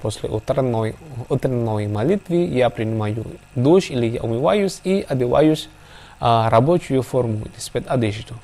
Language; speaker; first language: Russian; non-native, learner; Javanese